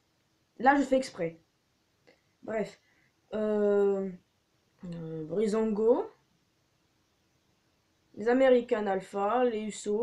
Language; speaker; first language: French; native; French